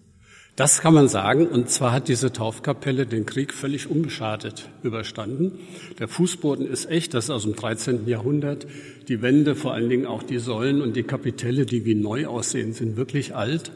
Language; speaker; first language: German; native; German